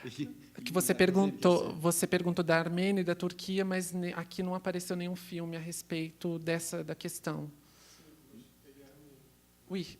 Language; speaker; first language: Portuguese; native; Portuguese